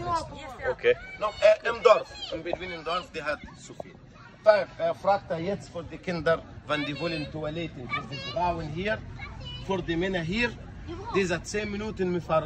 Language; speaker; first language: German; non-native, learner; Arabic